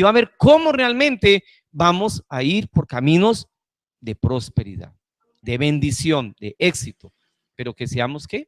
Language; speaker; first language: Spanish; native; Spanish